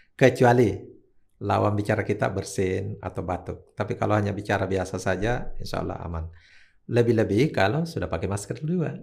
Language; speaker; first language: Indonesian; native; Indonesian